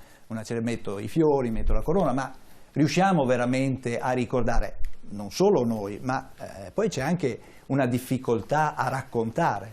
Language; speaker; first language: Italian; native; Italian